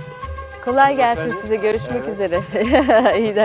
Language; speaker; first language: Turkish; native; Turkish